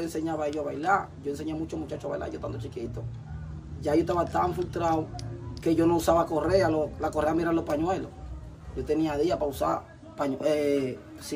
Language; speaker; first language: Spanish; native; Spanish